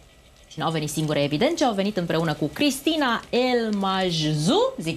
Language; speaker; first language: Romanian; native; Romanian